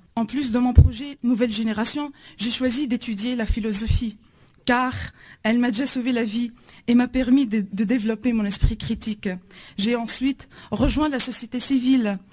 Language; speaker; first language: French; non-native, local second language; Arabic